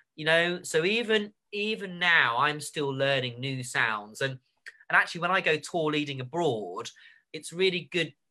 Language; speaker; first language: English; native; English